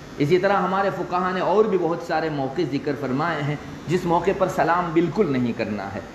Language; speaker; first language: Urdu; non-native, local second language; Gujarati